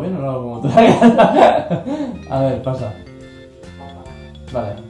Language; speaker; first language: Spanish; native; Spanish